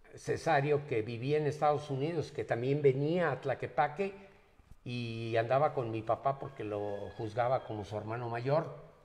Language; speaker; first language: Spanish; native; Spanish